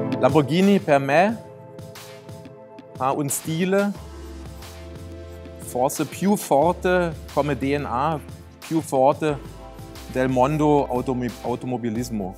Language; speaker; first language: Italian; non-native, fluent; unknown